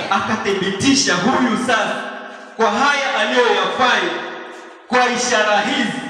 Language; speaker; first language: Swahili; non-native, local second language; Kamba